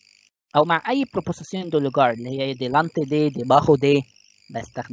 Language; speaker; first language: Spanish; non-native, fluent; Arabic